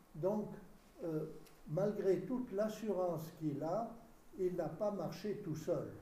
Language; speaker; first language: French; native; French